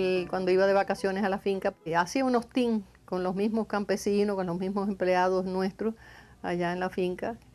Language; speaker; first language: Spanish; native; Spanish